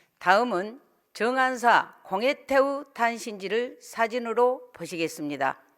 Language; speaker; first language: Korean; native; Korean